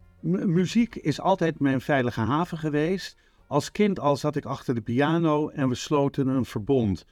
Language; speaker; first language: Dutch; native; Dutch